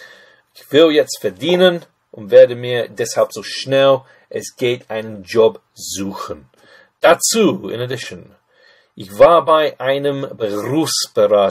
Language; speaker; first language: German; non-native, fluent; English